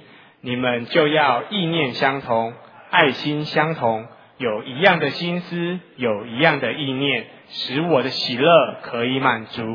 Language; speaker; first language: Chinese; native; Chinese